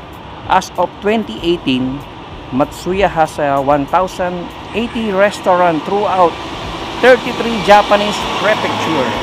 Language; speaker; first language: English; non-native, local second language; Filipino